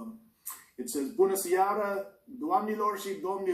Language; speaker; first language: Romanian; non-native, learner; English